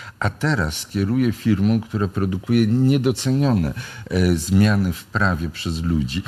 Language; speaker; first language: Polish; native; Polish